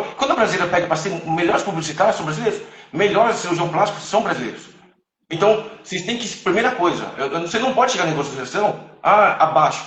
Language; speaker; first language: Portuguese; non-native, fluent; Chinese